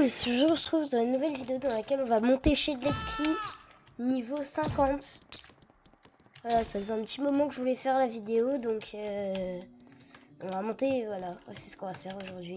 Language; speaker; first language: French; native; French